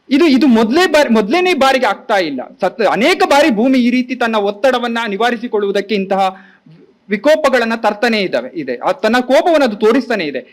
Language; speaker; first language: Kannada; native; Kannada